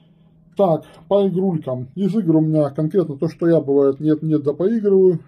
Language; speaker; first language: Russian; native; Russian